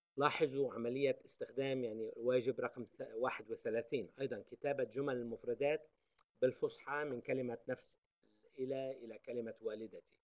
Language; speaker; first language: Arabic; native; Arabic